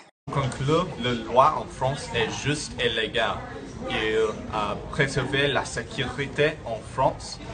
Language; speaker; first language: French; non-native, learner; English